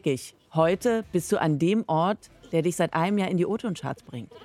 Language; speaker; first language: German; native; German